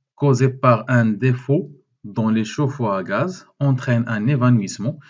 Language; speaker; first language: French; non-native, local second language; Arabic